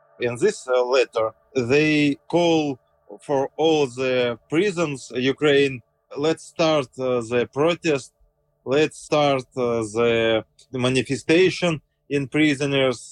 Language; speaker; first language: English; non-native, learner; Russian